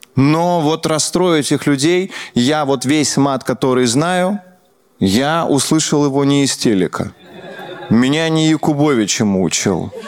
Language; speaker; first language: Russian; native; Russian